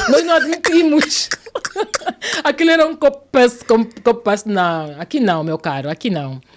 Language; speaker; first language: Portuguese; native; Portuguese